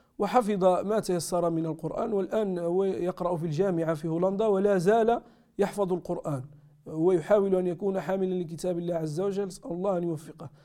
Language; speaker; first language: Arabic; native; Arabic